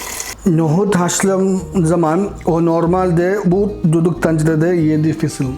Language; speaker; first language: Turkish; non-native, learner; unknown